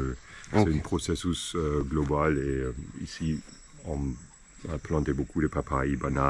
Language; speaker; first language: French; non-native, fluent; German